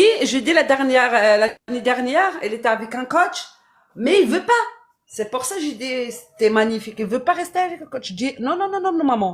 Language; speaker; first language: French; non-native, learner; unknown